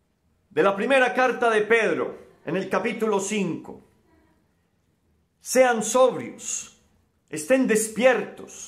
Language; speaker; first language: Spanish; native; Spanish